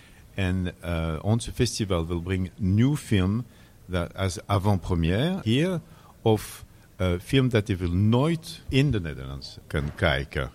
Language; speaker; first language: Dutch; non-native, learner; French